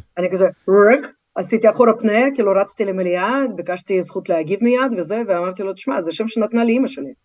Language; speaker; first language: Hebrew; non-native, fluent; Russian